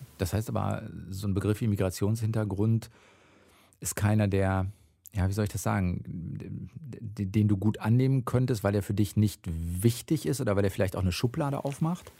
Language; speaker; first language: German; native; German